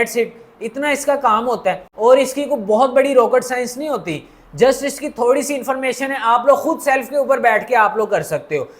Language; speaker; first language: Urdu; non-native, local second language; Punjabi